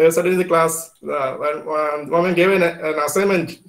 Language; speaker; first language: English; non-native, local second language; Malayalam